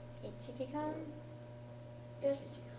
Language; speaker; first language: Japanese; non-native, learner; English